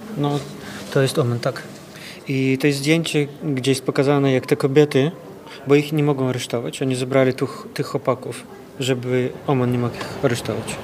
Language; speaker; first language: Polish; non-native, fluent; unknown